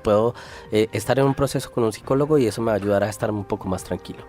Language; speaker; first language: Spanish; native; Spanish